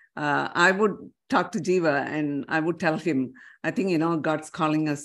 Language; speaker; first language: English; non-native, local second language; Tamil